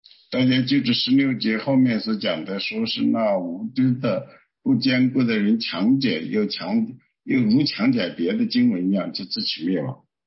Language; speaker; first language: Chinese; native; Chinese